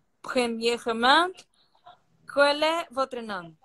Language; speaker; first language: French; non-native, learner; Portuguese